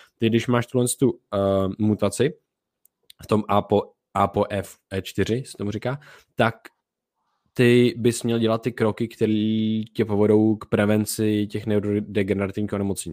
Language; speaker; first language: Czech; native; Czech